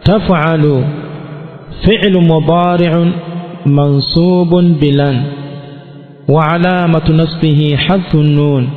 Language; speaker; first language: Arabic; non-native, fluent; Swahili